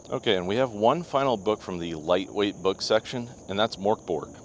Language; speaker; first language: English; native; English